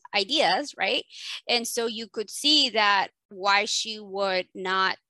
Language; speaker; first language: English; early bilingual, other home language; Spanish